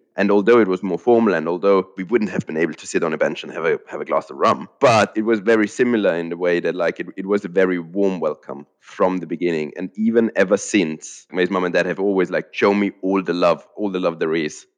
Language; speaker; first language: English; non-native, fluent; German